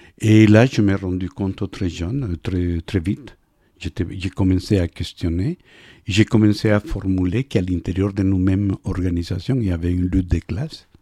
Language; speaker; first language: French; non-native, fluent; Spanish